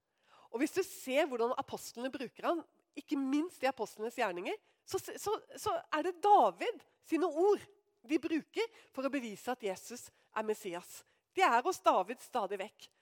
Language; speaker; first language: Norwegian; native; Norwegian